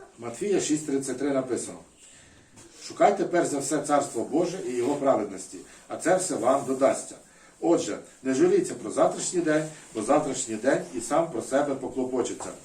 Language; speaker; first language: Ukrainian; non-native, local second language; Russian